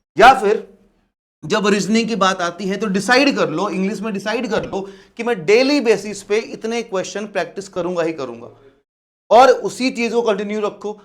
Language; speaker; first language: Hindi; native; Hindi